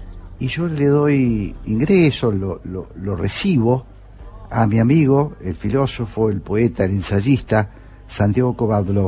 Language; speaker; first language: Spanish; native; Spanish